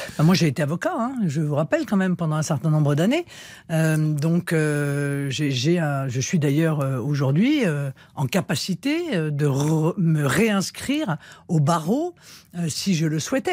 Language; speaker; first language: French; native; French